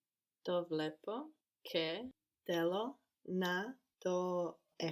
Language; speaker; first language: Greek; non-native, learner; English